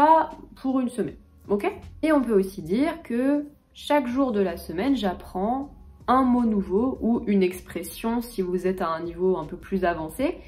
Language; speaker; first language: French; native; French